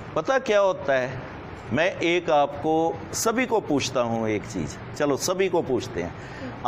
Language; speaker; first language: Hindi; non-native, local second language; Punjabi